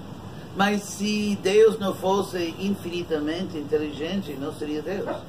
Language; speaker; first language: Portuguese; non-native, fluent; English